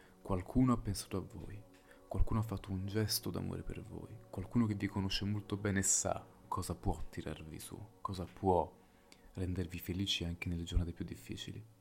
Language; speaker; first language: Italian; native; Italian